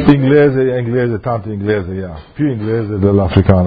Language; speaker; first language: Italian; early bilingual, heritage; English